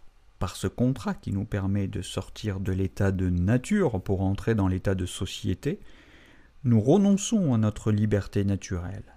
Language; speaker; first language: French; native; French